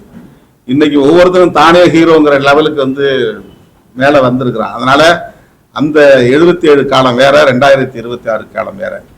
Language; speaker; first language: Tamil; native; Tamil